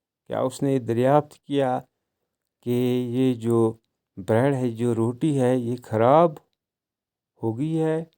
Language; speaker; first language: Hindi; non-native, local second language; Kashmiri